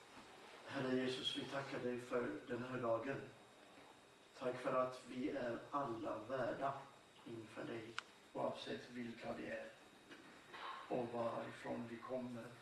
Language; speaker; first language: Swedish; non-native, fluent; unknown